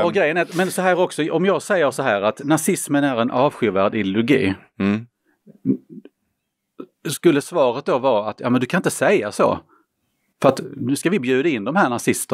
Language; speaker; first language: Swedish; native; Swedish